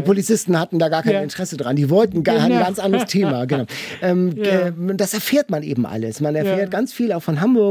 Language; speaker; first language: German; native; German